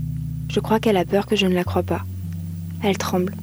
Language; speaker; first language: French; native; French